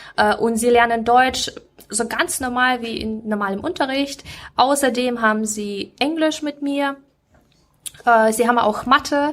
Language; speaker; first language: German; non-native, fluent; Ukrainian